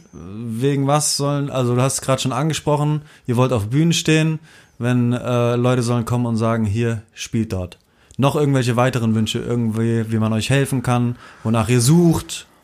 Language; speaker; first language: German; native; German